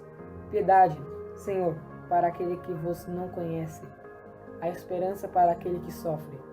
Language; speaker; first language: Portuguese; native; Portuguese